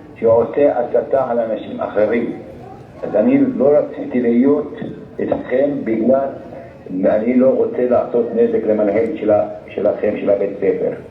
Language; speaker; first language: Hebrew; non-native, local second language; Arabic